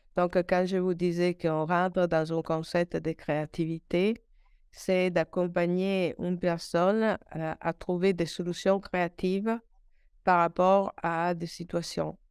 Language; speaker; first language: French; non-native, fluent; Italian